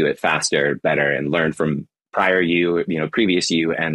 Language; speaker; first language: English; native; English